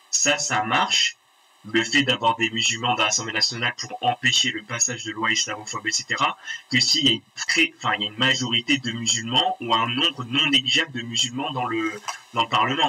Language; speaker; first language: French; native; French